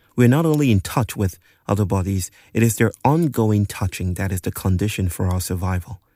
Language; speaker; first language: English; non-native, local second language; Yoruba